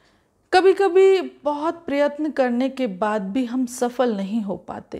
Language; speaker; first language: Hindi; native; Hindi